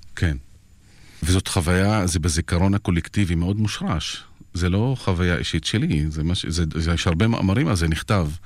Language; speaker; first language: Hebrew; non-native, local second language; Arabic